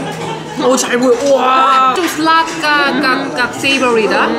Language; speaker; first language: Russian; non-native, learner; Korean